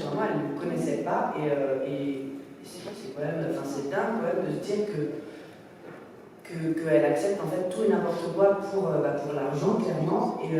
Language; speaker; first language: French; native; French